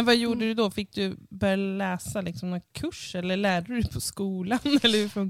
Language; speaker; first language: Swedish; native; Swedish